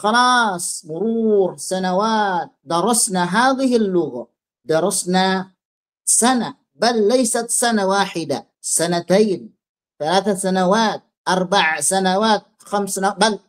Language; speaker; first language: Arabic; non-native, fluent; Indonesian